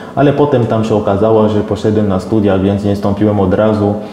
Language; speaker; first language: Polish; non-native, fluent; French